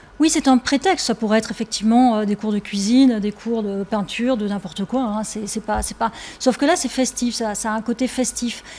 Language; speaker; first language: French; native; French